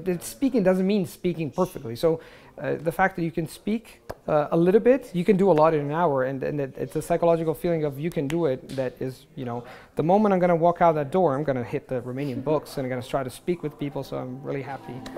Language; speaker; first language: English; non-native, fluent; Italian